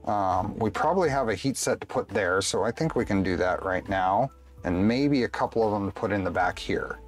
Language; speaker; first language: English; native; English